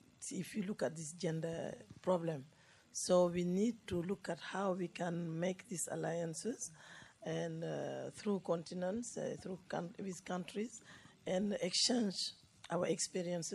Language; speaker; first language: English; non-native, fluent; Wolof